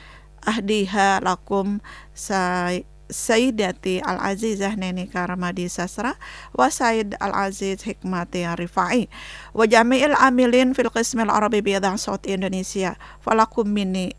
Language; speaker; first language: Arabic; non-native, fluent; Indonesian